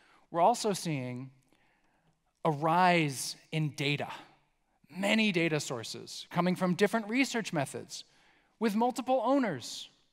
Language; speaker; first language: English; native; English